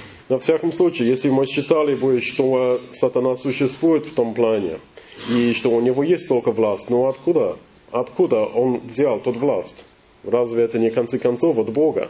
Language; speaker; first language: Russian; non-native, learner; English